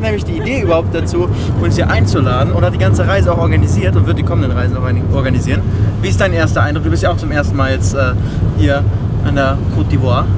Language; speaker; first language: German; native; German